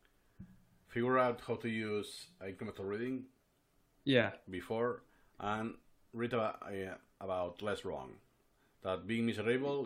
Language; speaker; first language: English; non-native, fluent; Spanish